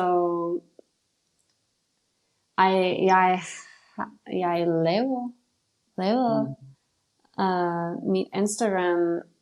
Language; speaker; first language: Danish; non-native, learner; English